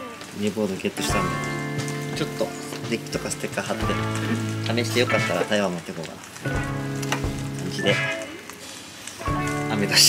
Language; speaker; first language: Japanese; native; Japanese